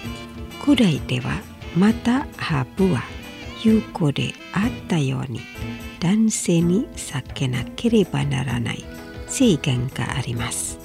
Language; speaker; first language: Japanese; non-native, fluent; Indonesian